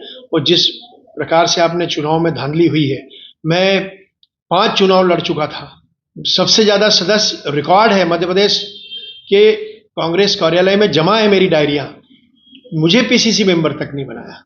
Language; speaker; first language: Hindi; native; Hindi